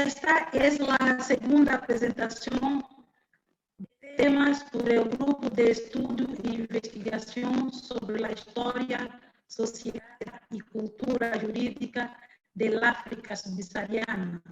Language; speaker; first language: Spanish; non-native, fluent; Portuguese